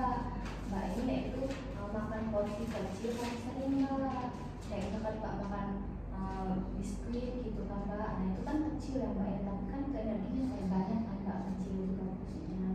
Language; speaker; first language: Indonesian; native; Indonesian